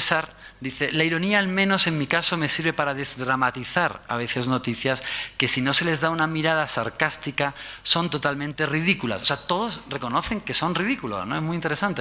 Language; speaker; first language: Spanish; native; Spanish